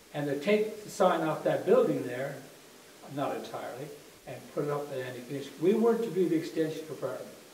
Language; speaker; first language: English; native; English